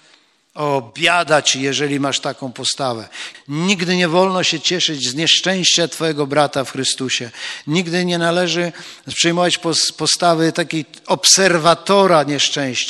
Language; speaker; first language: Polish; native; Polish